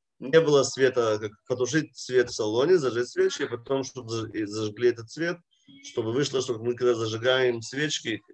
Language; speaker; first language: Russian; early bilingual, heritage; Russian